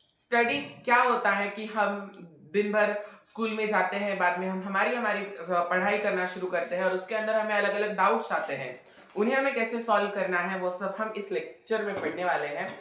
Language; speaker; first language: Hindi; non-native, local second language; Marathi